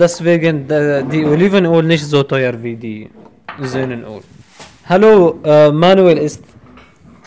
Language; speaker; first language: German; non-native, learner; Arabic